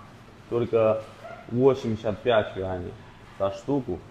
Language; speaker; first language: Russian; non-native, learner; Chinese